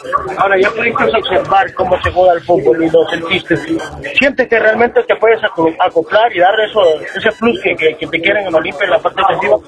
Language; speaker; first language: Spanish; native; Spanish